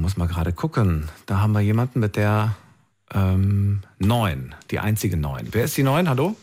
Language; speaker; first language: German; native; German